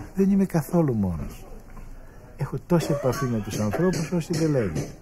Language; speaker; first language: Greek; non-native, local second language; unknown